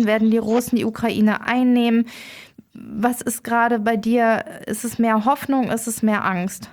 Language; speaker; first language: German; native; German